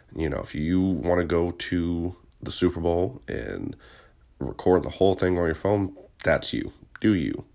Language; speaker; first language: English; native; English